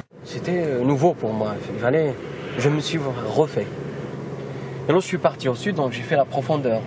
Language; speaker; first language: French; non-native, local second language; Kabyle